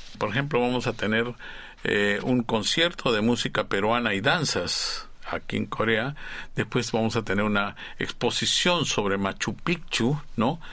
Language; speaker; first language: Spanish; native; Spanish